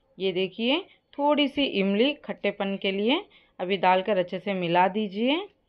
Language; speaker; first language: Hindi; native; Hindi